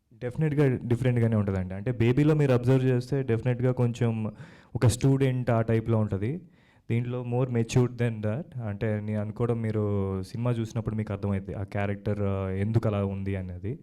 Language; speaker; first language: Telugu; native; Telugu